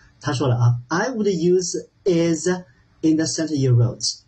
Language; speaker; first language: English; non-native, fluent; Chinese